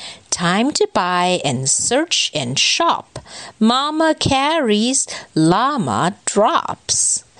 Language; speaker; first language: English; non-native, fluent; Chinese